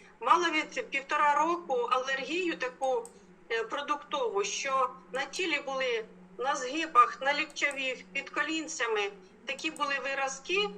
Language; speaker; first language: Ukrainian; native; Ukrainian